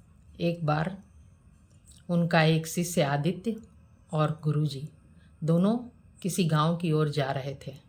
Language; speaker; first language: Hindi; native; Hindi